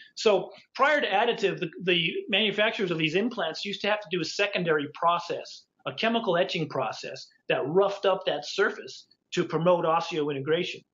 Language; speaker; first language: English; native; English